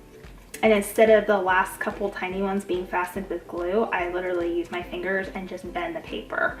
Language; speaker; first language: English; native; English